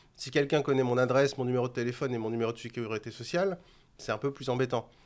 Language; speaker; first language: French; native; French